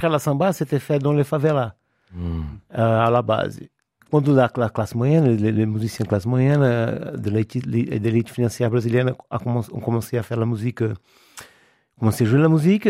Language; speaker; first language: French; non-native, fluent; Portuguese